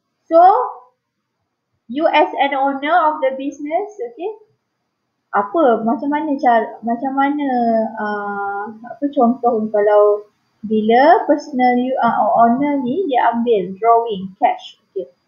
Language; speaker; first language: English; non-native, local second language; Malay